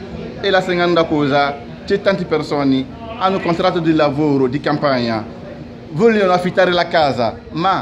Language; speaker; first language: Italian; non-native, learner; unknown